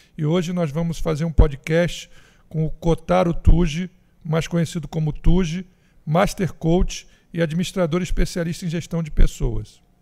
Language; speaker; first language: Portuguese; native; Portuguese